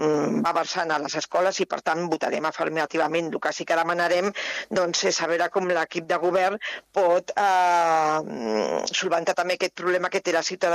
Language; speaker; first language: Catalan; native; Catalan